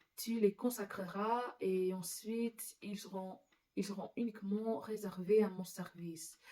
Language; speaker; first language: French; non-native, learner; English